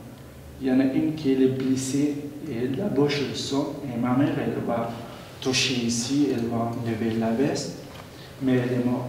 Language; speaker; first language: French; non-native, learner; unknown